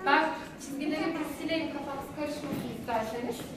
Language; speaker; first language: Turkish; native; Turkish